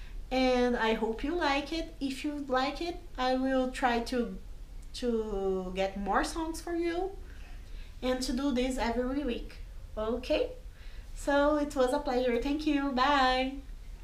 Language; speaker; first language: English; non-native, fluent; Portuguese